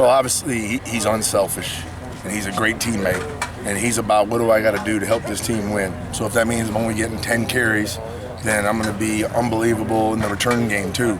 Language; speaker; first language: English; native; English